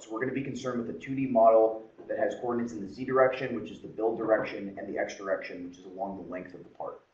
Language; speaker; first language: English; native; English